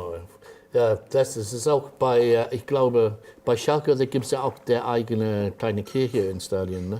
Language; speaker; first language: German; non-native, fluent; English